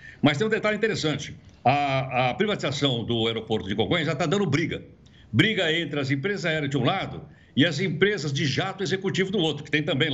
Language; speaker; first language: Portuguese; native; Portuguese